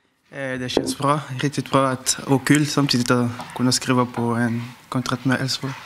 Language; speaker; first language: Swedish; non-native, fluent; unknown